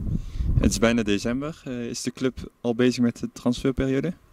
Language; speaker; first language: Dutch; native; Dutch